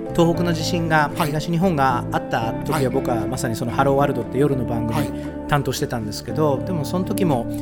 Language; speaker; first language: Japanese; early bilingual, other home language; Portuguese